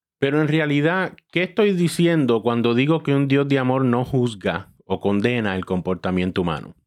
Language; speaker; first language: Spanish; early bilingual, heritage; Spanish